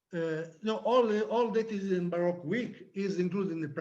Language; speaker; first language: English; non-native, learner; Italian